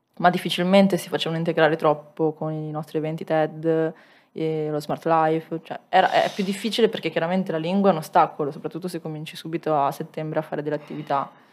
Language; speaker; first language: Italian; native; Italian